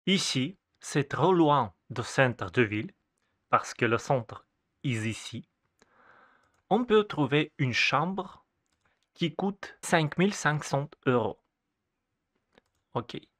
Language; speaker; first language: French; non-native, fluent; Russian